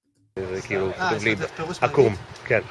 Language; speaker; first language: Hebrew; non-native, fluent; English